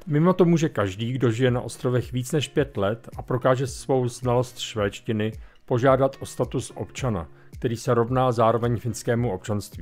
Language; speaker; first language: Czech; native; Czech